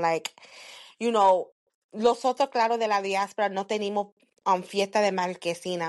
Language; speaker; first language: Spanish; early bilingual, heritage; Spanish